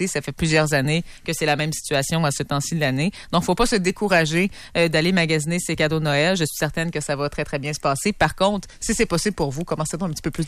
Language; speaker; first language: French; native; French